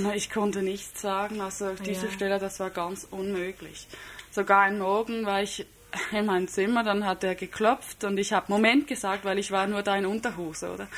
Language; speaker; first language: German; non-native, fluent; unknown